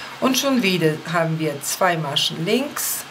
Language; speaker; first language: German; non-native, fluent; Polish